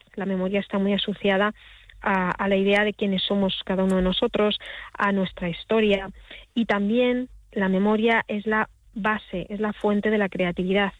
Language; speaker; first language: Spanish; native; Spanish